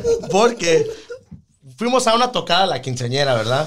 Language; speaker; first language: Spanish; early bilingual, heritage; Spanish